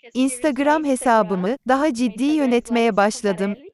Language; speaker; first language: English; non-native, fluent; Portuguese